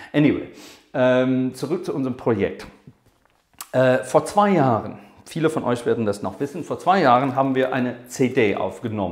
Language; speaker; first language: German; non-native, fluent; English